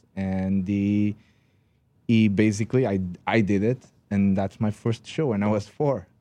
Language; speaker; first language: English; non-native, fluent; Portuguese